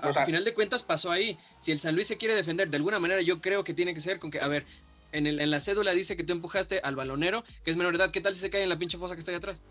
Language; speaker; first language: Spanish; native; Spanish